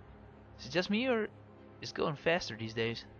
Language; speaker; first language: English; non-native, fluent; Dutch